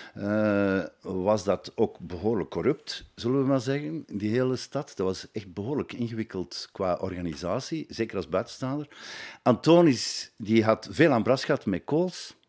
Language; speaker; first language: Dutch; native; Dutch